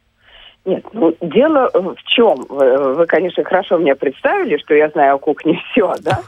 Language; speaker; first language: Russian; native; Russian